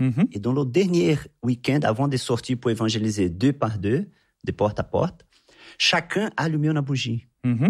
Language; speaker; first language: French; non-native, fluent; Portuguese